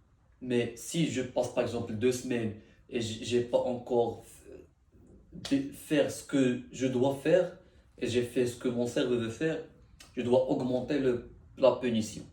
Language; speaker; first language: French; non-native, learner; Arabic